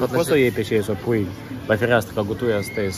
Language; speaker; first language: Romanian; native; Romanian